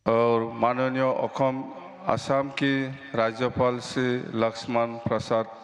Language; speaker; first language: Hindi; non-native, local second language; Bodo